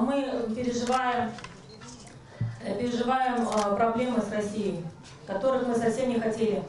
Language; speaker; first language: Russian; native; Russian